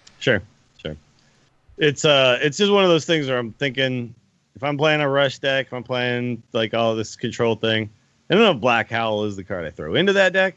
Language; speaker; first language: English; native; English